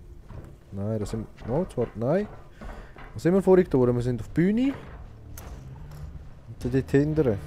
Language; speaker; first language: German; native; German